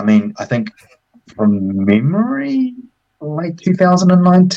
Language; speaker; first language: English; native; English